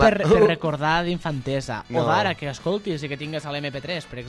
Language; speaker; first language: Catalan; native; Catalan